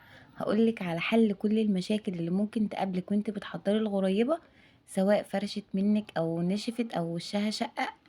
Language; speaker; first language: Arabic; native; Arabic